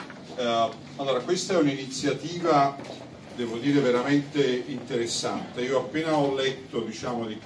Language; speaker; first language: Italian; native; Italian